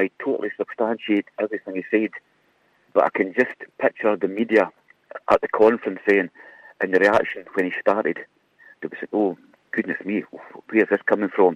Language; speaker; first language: English; native; English